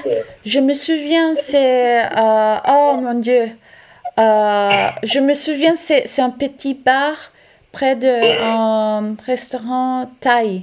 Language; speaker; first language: French; non-native, learner; Italian